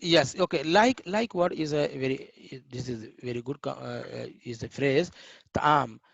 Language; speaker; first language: English; non-native, learner; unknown